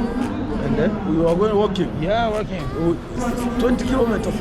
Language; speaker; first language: English; non-native, learner; Swahili